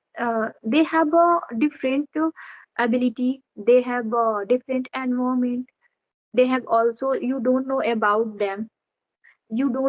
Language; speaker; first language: English; non-native, learner; Odia